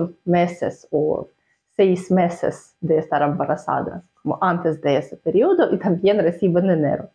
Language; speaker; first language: Spanish; non-native, fluent; Russian